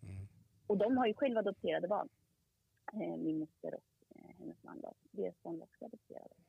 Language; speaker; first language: Swedish; early bilingual, other home language; Korean